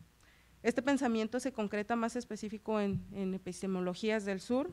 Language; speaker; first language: Spanish; native; Spanish